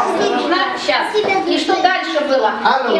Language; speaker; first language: Russian; native; Russian